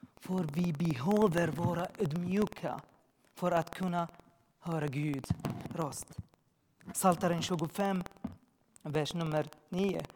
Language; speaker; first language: Swedish; non-native, learner; Arabic